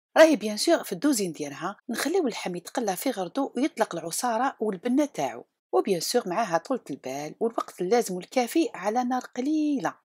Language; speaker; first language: Arabic; native; Arabic